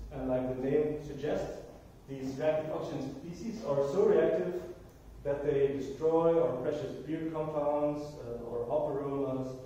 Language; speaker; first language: English; non-native, fluent; Dutch